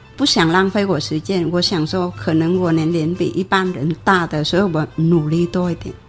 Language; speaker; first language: Chinese; non-native, fluent; Vietnamese